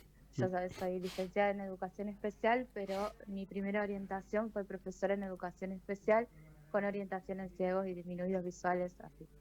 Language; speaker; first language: Spanish; native; Spanish